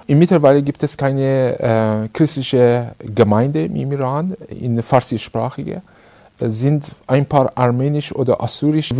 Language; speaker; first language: German; non-native, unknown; Persian